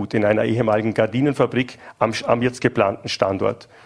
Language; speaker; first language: German; native; German